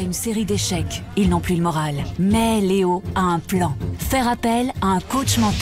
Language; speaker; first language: French; native; French